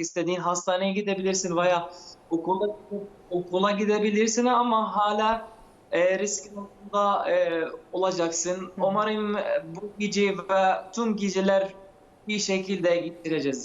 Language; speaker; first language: Turkish; non-native, fluent; Arabic